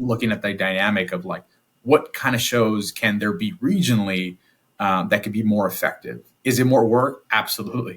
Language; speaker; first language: English; native; English